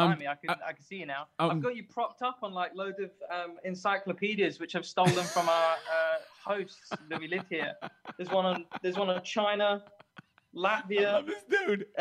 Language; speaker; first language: English; native; English